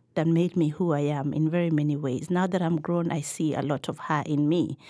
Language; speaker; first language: English; non-native, local second language; Kikuyu